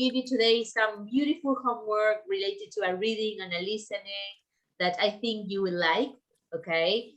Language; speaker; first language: English; non-native, fluent; Spanish